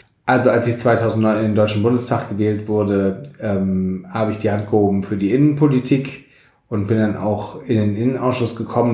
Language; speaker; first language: German; native; German